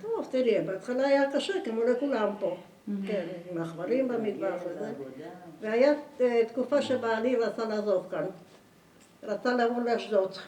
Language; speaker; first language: Hebrew; non-native, fluent; Spanish